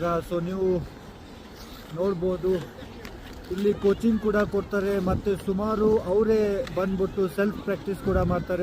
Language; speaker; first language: Kannada; non-native, local second language; Ladakhi